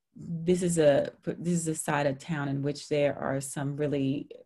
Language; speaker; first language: English; native; English